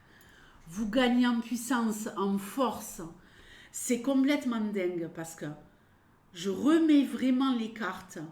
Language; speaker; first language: French; native; French